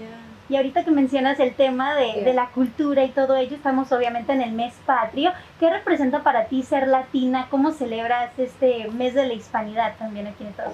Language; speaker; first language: Spanish; native; Spanish